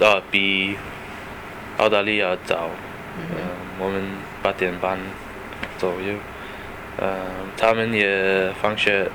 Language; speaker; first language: Chinese; non-native, learner; English